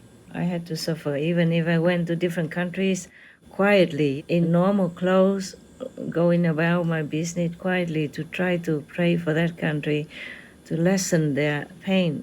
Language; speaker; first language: English; non-native, fluent; Vietnamese